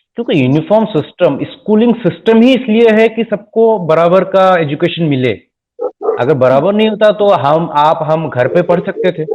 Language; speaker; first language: Hindi; non-native, local second language; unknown